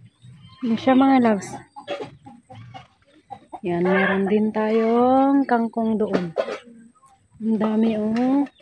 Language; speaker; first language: Filipino; non-native, local second language; Iloko